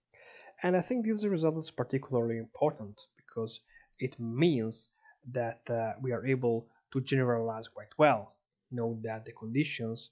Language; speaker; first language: English; non-native, fluent; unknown